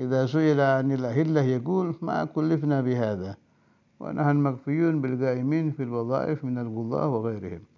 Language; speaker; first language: Arabic; non-native, fluent; Indonesian